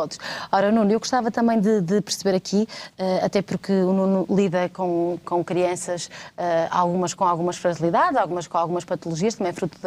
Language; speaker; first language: Portuguese; native; Portuguese